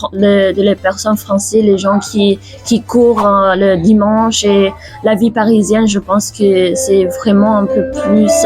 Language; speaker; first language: French; non-native, learner; Indonesian